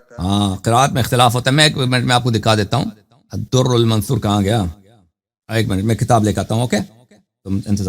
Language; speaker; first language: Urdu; non-native, fluent; Persian